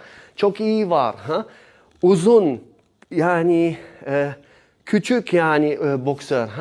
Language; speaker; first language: Turkish; non-native, learner; Polish